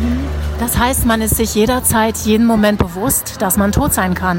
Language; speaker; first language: German; native; German